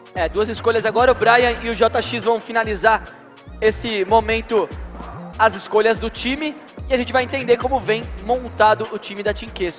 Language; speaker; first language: Portuguese; native; Portuguese